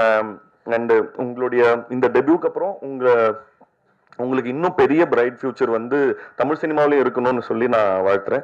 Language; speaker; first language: Tamil; native; Tamil